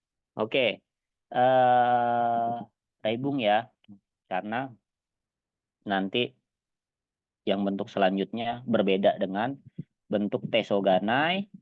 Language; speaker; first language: Indonesian; native; Indonesian